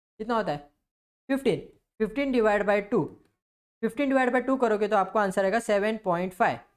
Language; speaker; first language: Hindi; non-native, local second language; Marathi